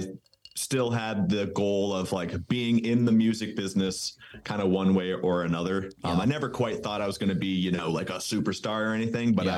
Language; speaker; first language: English; native; English